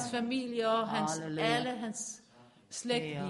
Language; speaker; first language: Danish; non-native, fluent; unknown